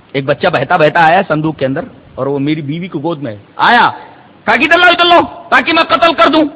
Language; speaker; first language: Urdu; native; Urdu